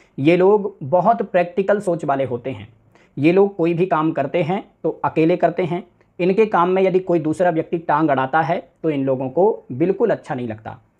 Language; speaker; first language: Hindi; native; Hindi